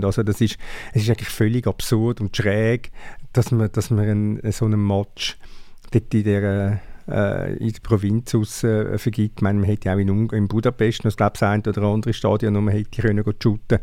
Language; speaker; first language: German; native; German